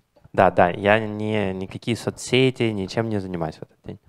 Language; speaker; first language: Russian; native; Russian